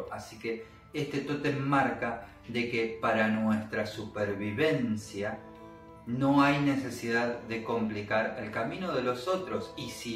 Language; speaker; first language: Spanish; native; Spanish